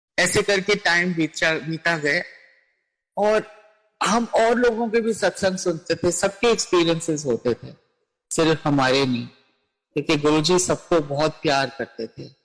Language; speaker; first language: Hindi; native; Hindi